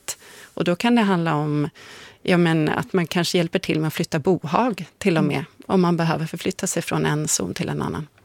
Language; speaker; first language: Swedish; native; Swedish